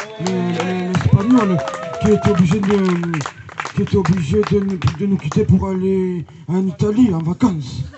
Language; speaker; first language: French; native; French